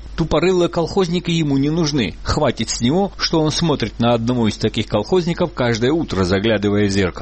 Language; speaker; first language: Russian; native; Russian